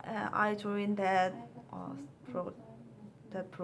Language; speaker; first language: English; non-native, learner; Korean